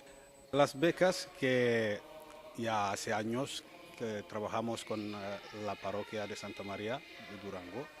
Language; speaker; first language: Spanish; non-native, fluent; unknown